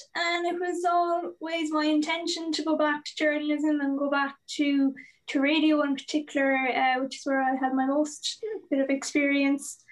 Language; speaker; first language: English; native; English